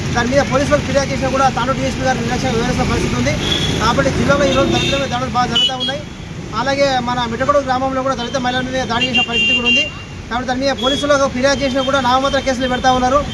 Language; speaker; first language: Telugu; native; Telugu